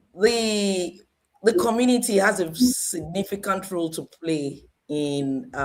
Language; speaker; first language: English; non-native, local second language; Yoruba